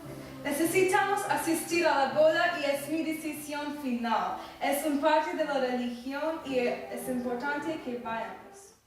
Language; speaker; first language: Spanish; non-native, learner; English